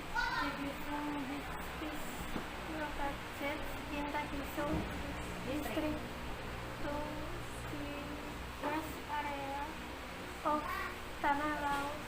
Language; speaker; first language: English; non-native, learner; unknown